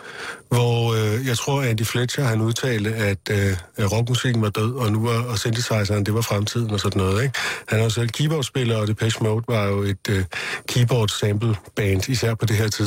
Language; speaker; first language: Danish; native; Danish